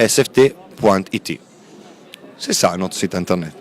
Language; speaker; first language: French; non-native, fluent; Italian